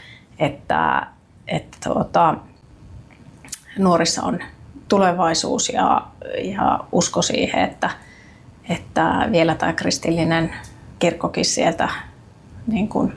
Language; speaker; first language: Finnish; native; Finnish